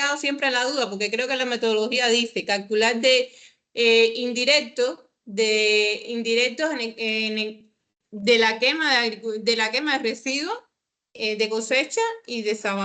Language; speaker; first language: Spanish; native; Spanish